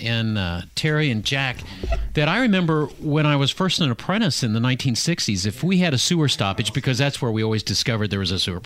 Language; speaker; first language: English; native; English